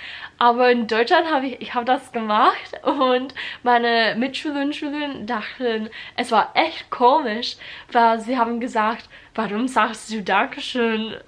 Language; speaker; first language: German; non-native, learner; English